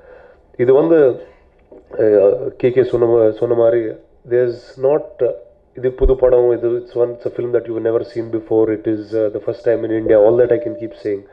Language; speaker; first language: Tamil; non-native, learner; Telugu